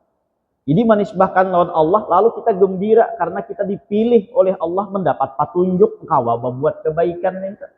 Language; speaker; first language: Indonesian; non-native, local second language; Banjar